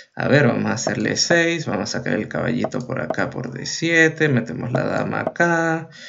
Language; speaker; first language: Spanish; native; Spanish